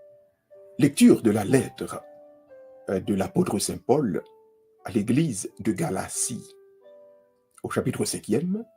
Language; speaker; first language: French; non-native, local second language; Haitian Creole